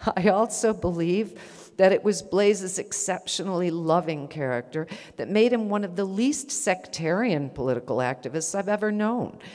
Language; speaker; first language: English; native; English